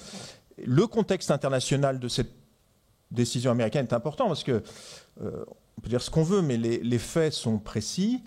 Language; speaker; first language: French; native; French